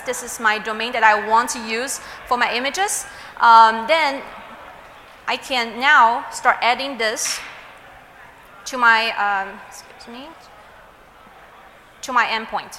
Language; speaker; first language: English; non-native, fluent; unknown